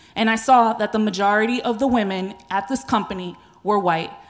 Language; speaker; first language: English; native; English